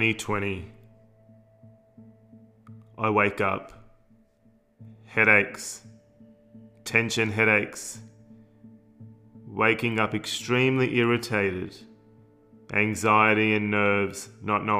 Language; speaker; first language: English; native; English